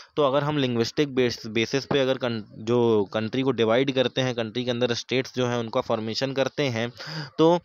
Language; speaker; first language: Hindi; native; Hindi